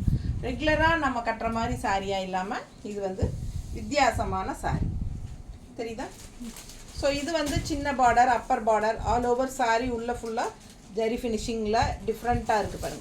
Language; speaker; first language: Tamil; native; Tamil